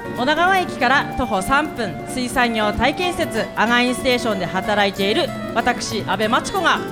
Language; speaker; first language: Japanese; native; Japanese